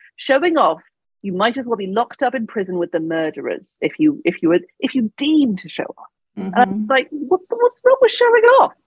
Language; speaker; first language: English; native; English